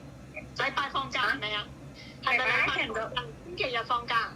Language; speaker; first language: Chinese; non-native, learner; Indonesian